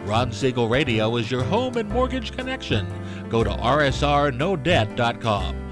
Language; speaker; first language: English; native; English